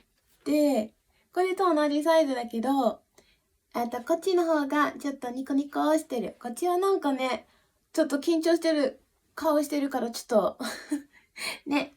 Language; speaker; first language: Japanese; early bilingual, heritage; Japanese